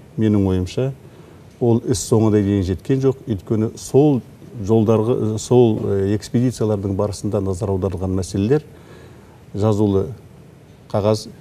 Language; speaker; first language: Kazakh; native; Kazakh